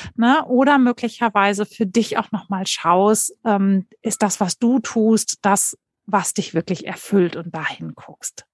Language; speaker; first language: German; native; German